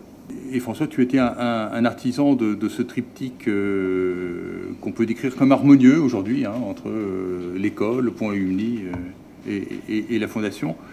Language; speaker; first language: French; native; French